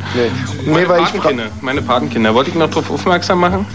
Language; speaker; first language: German; native; German